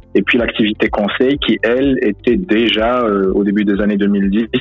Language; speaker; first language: French; non-native, local second language; Arabic